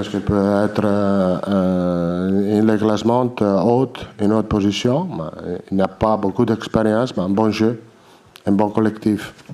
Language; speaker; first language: French; non-native, learner; Italian